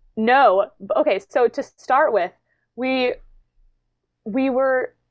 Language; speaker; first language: English; native; English